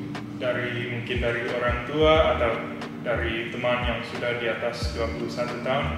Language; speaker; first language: Indonesian; early bilingual, heritage; English